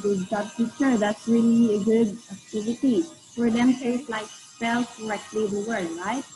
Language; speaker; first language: English; non-native, fluent; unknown